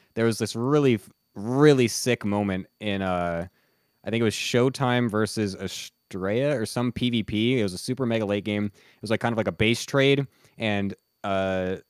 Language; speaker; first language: English; native; English